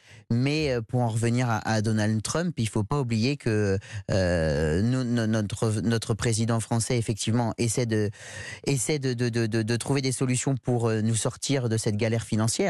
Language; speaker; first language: French; native; French